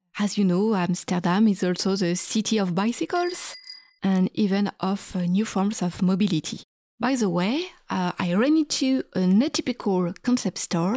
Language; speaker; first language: English; non-native, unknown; French